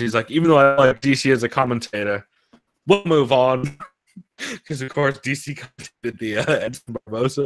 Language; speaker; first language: English; native; English